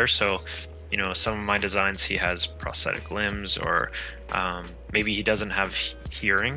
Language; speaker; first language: English; native; English